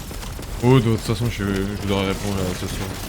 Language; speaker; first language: French; native; French